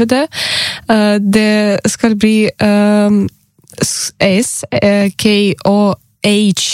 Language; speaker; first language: Norwegian; non-native, learner; Ukrainian